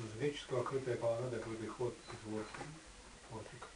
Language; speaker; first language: Russian; non-native, fluent; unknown